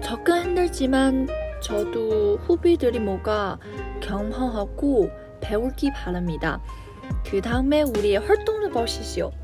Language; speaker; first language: Korean; non-native, learner; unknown